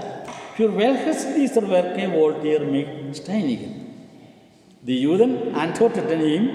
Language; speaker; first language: German; non-native, fluent; Malayalam